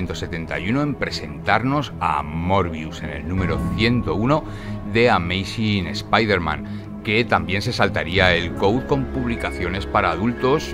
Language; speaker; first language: Spanish; native; Spanish